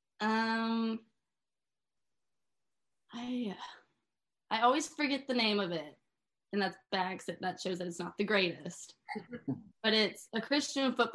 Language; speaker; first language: English; native; English